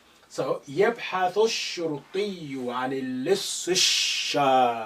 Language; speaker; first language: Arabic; non-native, fluent; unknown